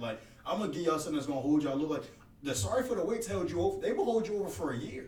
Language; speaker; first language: English; native; English